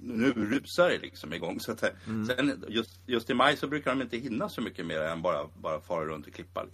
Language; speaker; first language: Swedish; native; Swedish